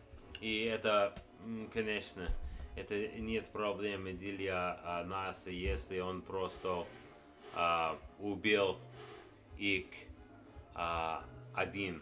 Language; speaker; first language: Russian; non-native, learner; English